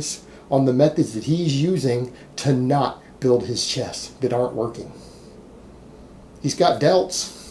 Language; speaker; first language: English; native; English